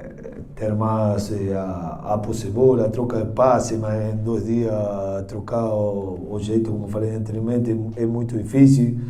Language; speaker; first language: Portuguese; non-native, learner; Spanish